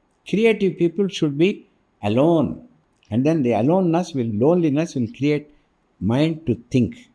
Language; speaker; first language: English; non-native, local second language; Tamil